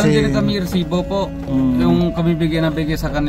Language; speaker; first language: Filipino; non-native, local second language; Punjabi